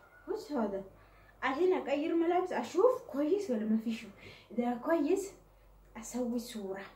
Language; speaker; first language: Arabic; non-native, learner; Oromo